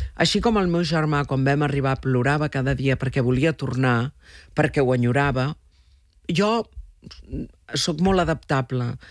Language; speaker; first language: Catalan; early bilingual, heritage; Catalan